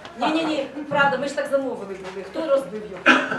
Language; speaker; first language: Ukrainian; native; Ukrainian